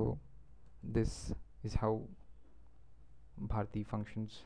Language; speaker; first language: English; non-native, local second language; Marathi